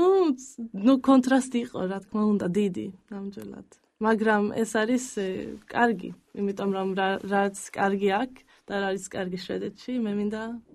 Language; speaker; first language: Georgian; early bilingual, heritage; Georgian